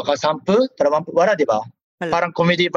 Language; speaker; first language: Filipino; non-native, learner; Japanese